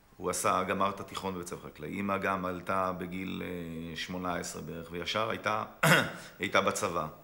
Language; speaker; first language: Hebrew; native; Hebrew